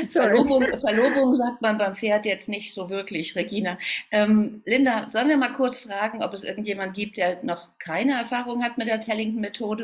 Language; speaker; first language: German; native; German